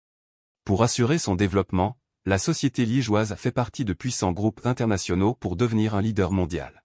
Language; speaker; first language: French; native; French